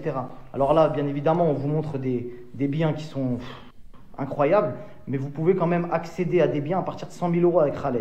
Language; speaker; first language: French; native; French